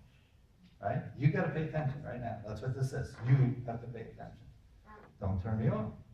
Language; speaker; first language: English; native; English